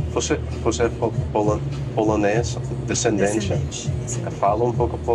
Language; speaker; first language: Portuguese; non-native, learner; English